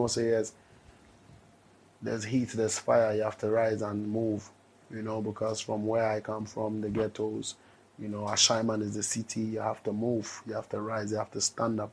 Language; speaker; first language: English; non-native, local second language; Ewe